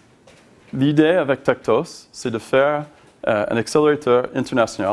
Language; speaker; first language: French; non-native, learner; English